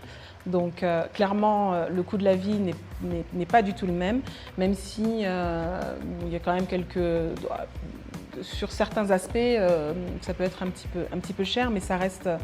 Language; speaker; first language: French; early bilingual, other home language; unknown